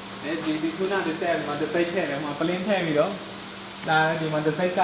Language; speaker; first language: Burmese; native; Burmese